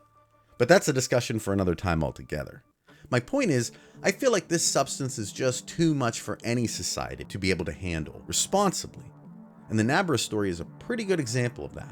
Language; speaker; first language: English; native; English